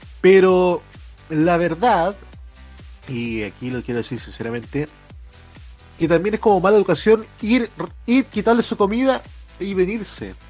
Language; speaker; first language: Spanish; native; Spanish